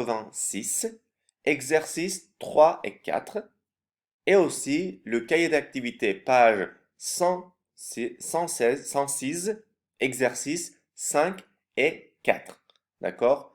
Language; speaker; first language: French; non-native, fluent; Turkish